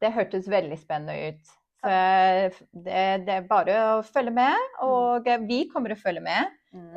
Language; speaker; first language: Norwegian; non-native, fluent; English